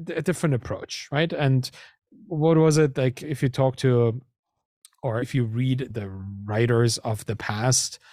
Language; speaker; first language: English; non-native, fluent; German